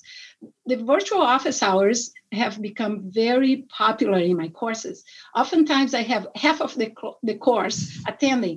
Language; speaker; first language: English; non-native, fluent; Portuguese